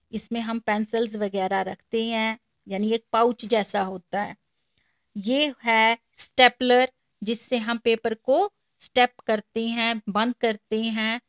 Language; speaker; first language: Hindi; native; Hindi